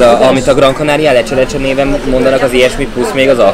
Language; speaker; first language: Hungarian; native; Hungarian